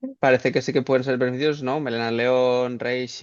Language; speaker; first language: Spanish; native; Spanish